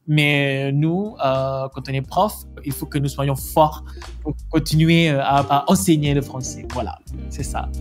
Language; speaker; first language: French; non-native, fluent; Malay